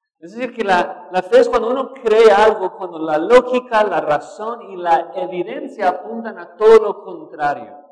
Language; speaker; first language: Spanish; non-native, fluent; English